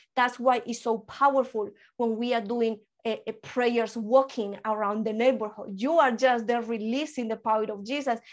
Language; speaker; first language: English; early bilingual, other home language; Spanish